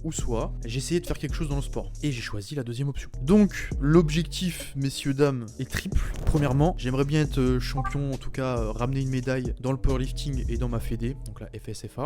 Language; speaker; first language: French; native; French